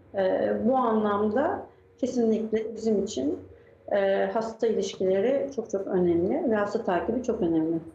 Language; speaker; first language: Turkish; native; Turkish